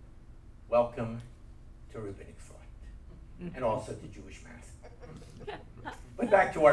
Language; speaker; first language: English; native; English